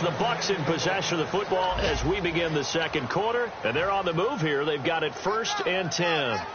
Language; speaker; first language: English; native; English